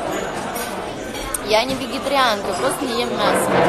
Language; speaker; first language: Russian; native; Russian